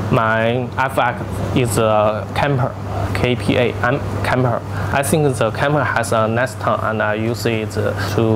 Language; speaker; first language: English; non-native, learner; Chinese